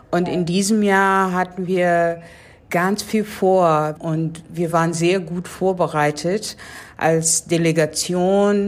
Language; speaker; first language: German; non-native, fluent; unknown